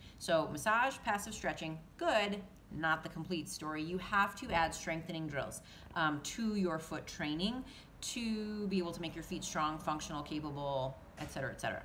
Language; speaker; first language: English; native; English